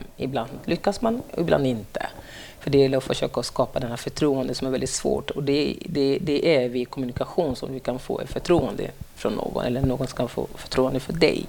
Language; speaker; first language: Swedish; non-native, fluent; French